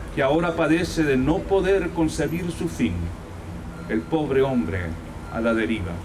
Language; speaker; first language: Spanish; native; Spanish